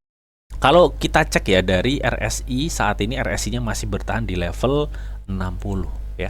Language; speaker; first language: Indonesian; native; Indonesian